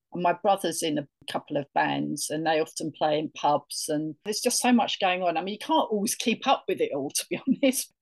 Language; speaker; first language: English; native; English